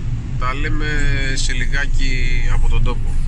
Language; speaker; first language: Greek; native; Greek